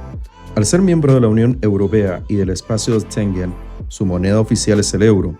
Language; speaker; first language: Spanish; native; Spanish